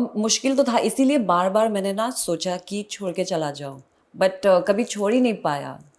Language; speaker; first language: Hindi; non-native, local second language; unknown